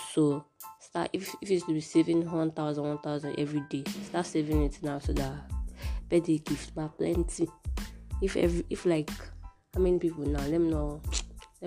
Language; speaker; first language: English; non-native, local second language; Yoruba